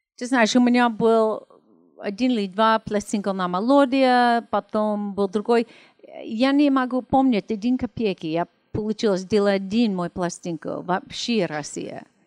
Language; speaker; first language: Russian; non-native, learner; English